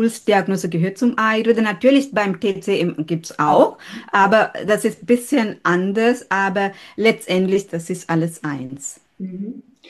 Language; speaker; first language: German; non-native, fluent; Sinhala